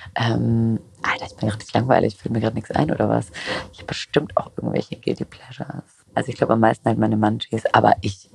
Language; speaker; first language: German; early bilingual, other home language; Greek